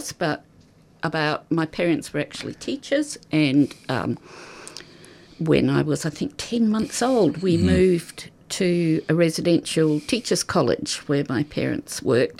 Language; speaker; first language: English; native; English